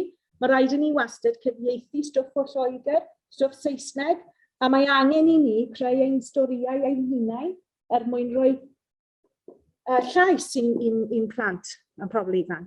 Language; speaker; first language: Welsh; non-native, local second language; English